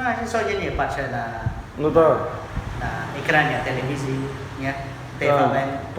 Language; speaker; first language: Polish; non-native, learner; Khmer